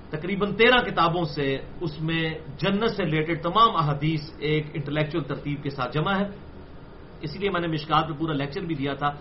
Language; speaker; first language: Urdu; non-native, local second language; Punjabi